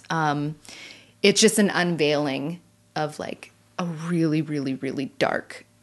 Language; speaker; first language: English; native; English